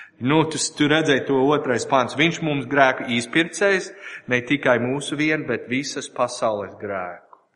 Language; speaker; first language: Latvian; non-native, learner; English